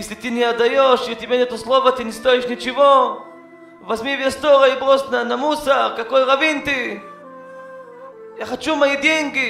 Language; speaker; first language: Russian; non-native, learner; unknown